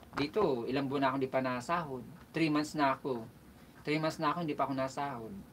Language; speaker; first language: Filipino; non-native, local second language; Bikol